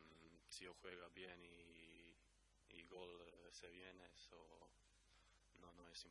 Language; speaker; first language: Spanish; non-native, learner; Croatian